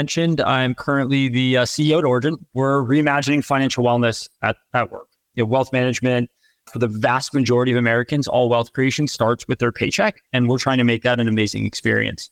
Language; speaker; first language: English; native; English